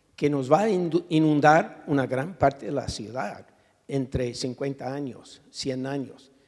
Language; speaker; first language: Spanish; non-native, fluent; English